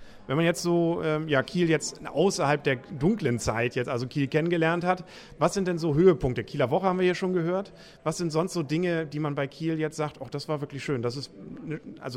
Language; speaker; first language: German; native; German